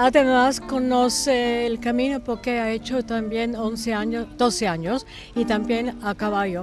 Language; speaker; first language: Spanish; non-native, fluent; German